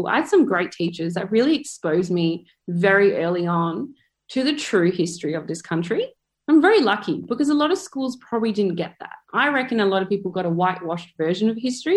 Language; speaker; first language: English; native; English